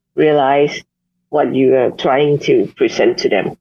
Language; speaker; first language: English; non-native, fluent; Thai